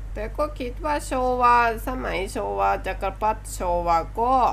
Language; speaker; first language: Thai; non-native, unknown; Japanese